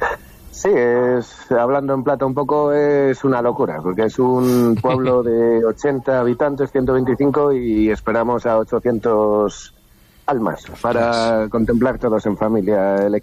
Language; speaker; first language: Spanish; native; Spanish